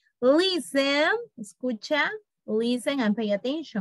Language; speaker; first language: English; non-native, fluent; Spanish